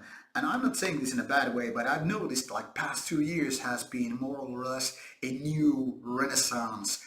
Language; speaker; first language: English; non-native, fluent; Finnish